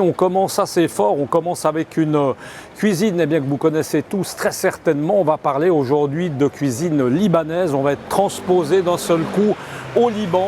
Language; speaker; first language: French; native; French